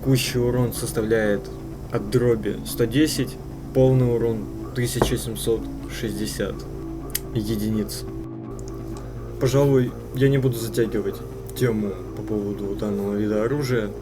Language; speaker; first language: Russian; native; Russian